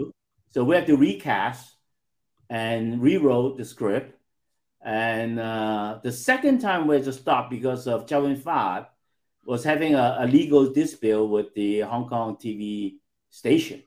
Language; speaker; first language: English; non-native, local second language; Cantonese